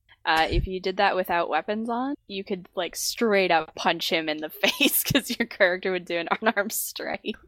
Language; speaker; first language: English; native; English